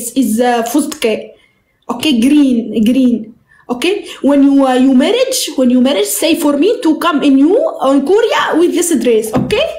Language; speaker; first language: English; non-native, learner; Arabic